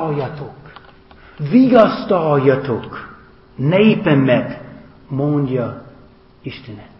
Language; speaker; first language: Hungarian; non-native, learner; English